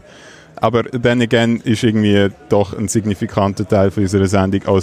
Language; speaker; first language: German; native; German